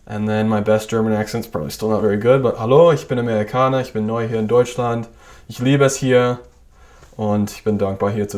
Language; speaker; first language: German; non-native, fluent; English